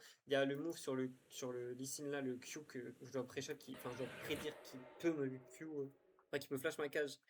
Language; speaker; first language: French; native; French